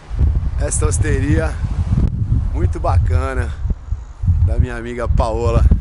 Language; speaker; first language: Portuguese; native; Portuguese